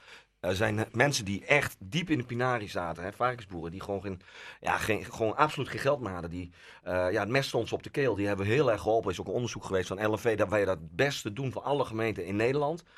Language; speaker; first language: Dutch; native; Dutch